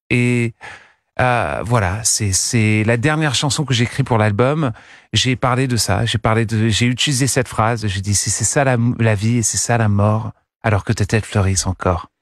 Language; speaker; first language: French; non-native, fluent; English